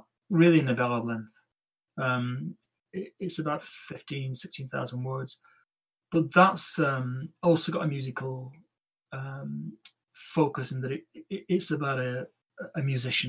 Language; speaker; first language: English; native; English